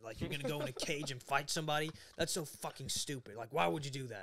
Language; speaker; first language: English; early bilingual, other home language; Swedish